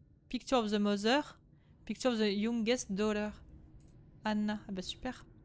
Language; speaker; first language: English; non-native, learner; French